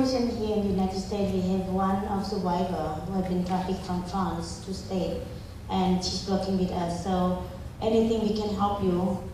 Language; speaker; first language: English; non-native, learner; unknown